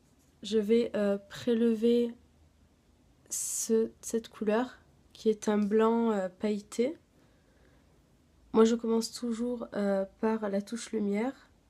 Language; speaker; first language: French; native; French